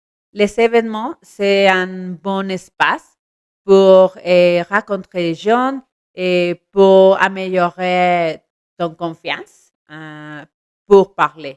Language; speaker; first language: French; non-native, learner; Spanish